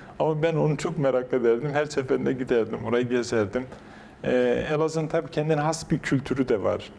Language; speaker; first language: Turkish; non-native, local second language; Kurdish